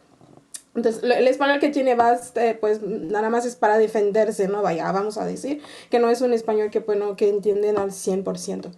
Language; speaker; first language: Spanish; non-native, fluent; Haitian Creole